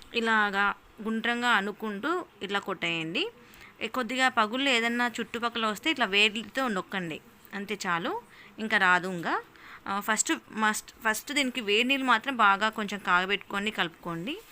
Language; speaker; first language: Telugu; native; Telugu